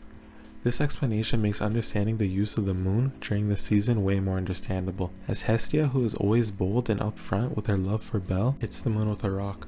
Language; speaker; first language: English; native; English